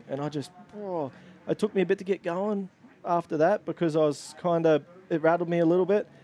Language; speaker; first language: English; native; English